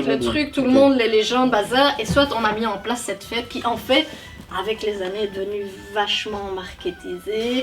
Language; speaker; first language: French; native; French